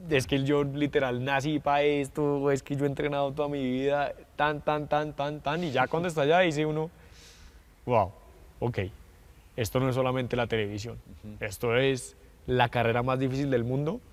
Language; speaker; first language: Spanish; native; Spanish